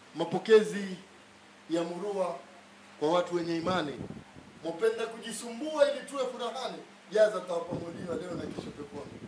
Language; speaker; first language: Swahili; native; Swahili